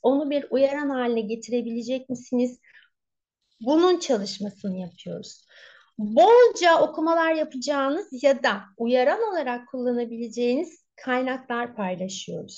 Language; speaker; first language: Turkish; native; Turkish